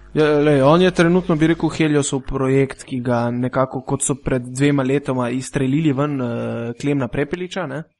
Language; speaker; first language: Slovenian; native; Slovenian